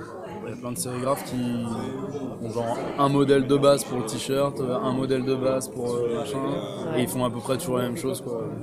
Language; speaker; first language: French; native; French